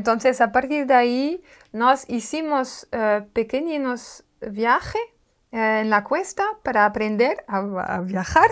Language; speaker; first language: Spanish; non-native, learner; French